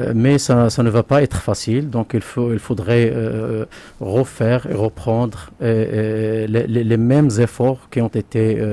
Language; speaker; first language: French; non-native, local second language; Arabic